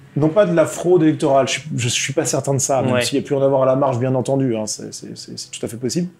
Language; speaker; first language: French; native; French